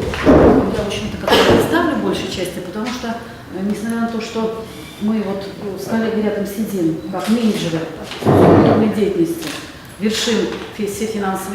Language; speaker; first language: Russian; native; Russian